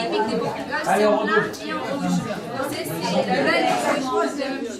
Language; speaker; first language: French; non-native, learner; Portuguese